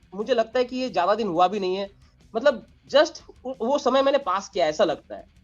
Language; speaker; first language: Hindi; non-native, local second language; Bangla